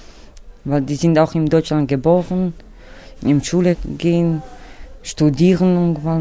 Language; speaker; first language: German; non-native, learner; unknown